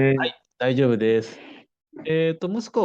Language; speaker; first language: Japanese; non-native, fluent; Indonesian